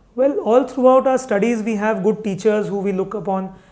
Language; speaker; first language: English; non-native, local second language; Hindi